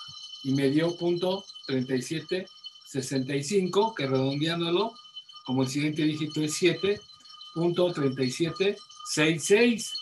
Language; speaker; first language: Spanish; native; Spanish